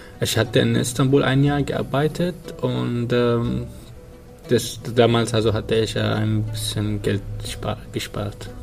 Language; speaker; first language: German; non-native, learner; Arabic